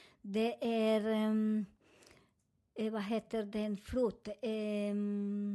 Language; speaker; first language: Swedish; non-native, learner; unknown